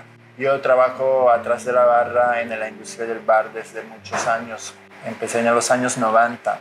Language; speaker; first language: Spanish; non-native, fluent; Italian